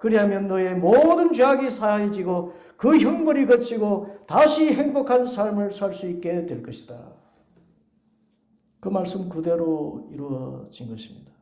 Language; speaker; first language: Korean; native; Korean